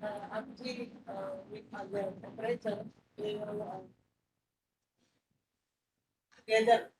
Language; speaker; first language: English; non-native, learner; Indonesian